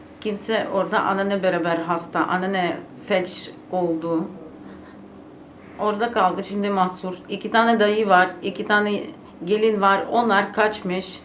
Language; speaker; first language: Turkish; non-native, learner; Ukrainian